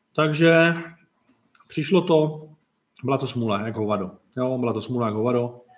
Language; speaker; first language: Czech; native; Czech